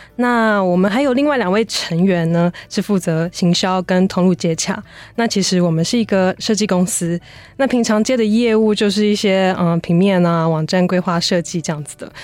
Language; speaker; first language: Chinese; native; Chinese